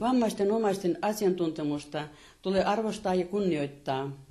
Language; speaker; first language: Finnish; non-native, fluent; Russian